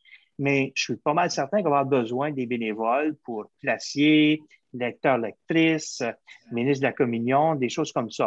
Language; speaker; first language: French; native; French